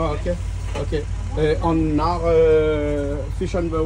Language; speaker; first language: English; non-native, learner; French